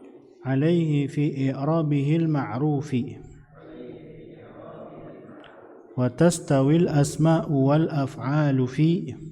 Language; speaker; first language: Arabic; non-native, fluent; Indonesian